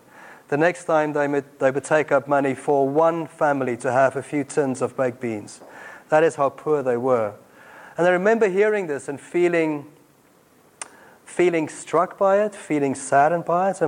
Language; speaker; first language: English; non-native, local second language; Afrikaans